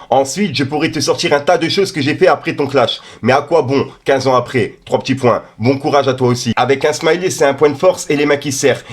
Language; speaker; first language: French; native; French